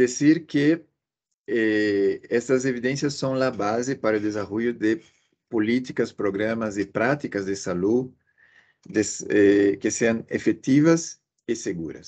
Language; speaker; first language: Spanish; non-native, fluent; Portuguese